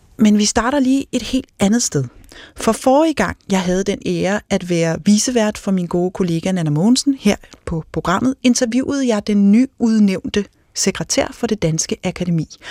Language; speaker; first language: Danish; native; Danish